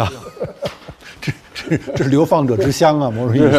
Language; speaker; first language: Chinese; native; Chinese